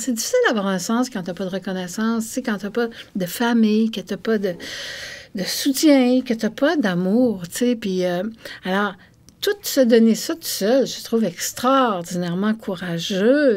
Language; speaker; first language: French; native; French